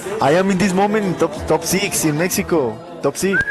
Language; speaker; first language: English; non-native, learner; Spanish